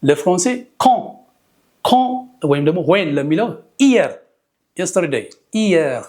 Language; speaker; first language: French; non-native, fluent; Amharic